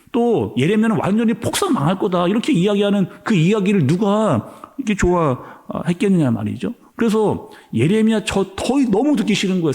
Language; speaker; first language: Korean; native; Korean